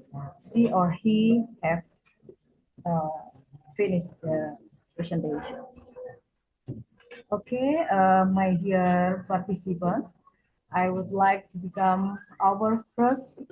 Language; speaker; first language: English; non-native, fluent; Indonesian